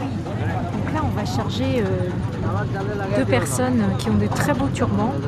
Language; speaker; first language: French; native; French